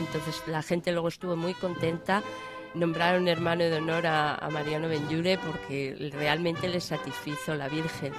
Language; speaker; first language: Spanish; native; Spanish